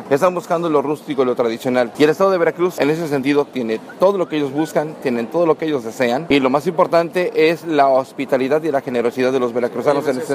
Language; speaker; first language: Spanish; native; Spanish